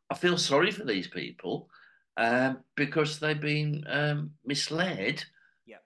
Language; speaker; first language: English; native; English